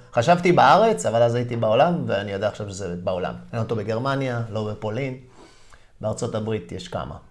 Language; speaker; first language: Hebrew; native; Hebrew